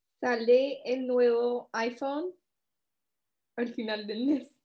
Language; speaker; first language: Spanish; early bilingual, heritage; Spanish